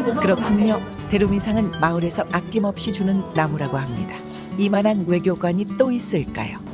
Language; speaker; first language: Korean; native; Korean